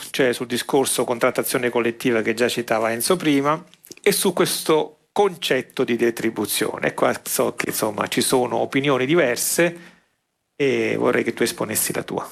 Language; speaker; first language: Italian; native; Italian